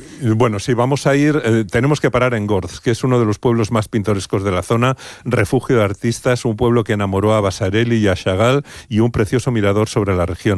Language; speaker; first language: Spanish; native; Spanish